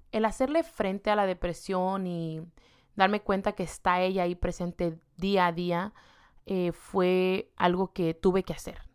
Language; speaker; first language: Spanish; native; Spanish